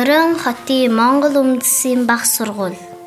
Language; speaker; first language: Mongolian; non-native, learner; Buriat